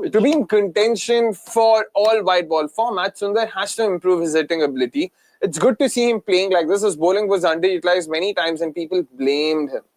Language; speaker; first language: English; non-native, local second language; Hindi